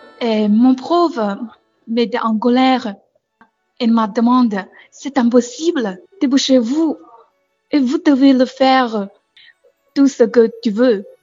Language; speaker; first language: French; non-native, learner; Chinese